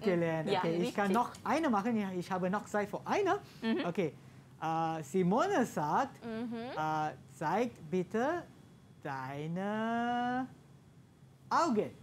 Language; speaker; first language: German; non-native, learner; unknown